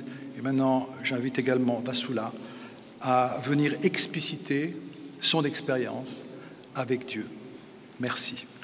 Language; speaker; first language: French; native; French